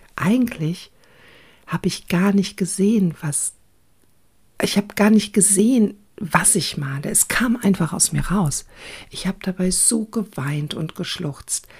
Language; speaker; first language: German; early bilingual, other home language; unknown